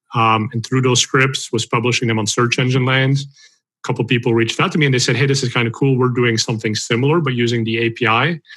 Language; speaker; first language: English; non-native, fluent; Dutch